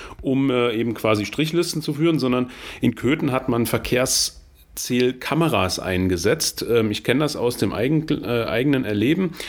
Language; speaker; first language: German; native; German